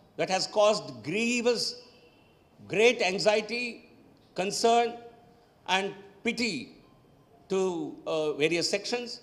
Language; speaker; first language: English; non-native, local second language; Telugu